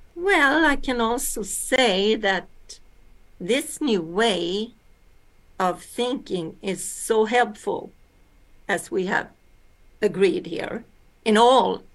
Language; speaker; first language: English; early bilingual, other home language; Swedish